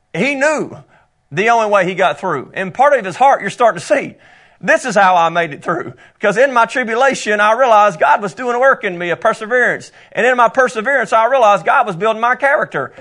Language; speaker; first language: English; native; English